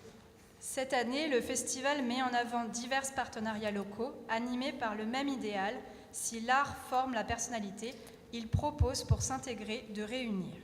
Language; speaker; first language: French; native; French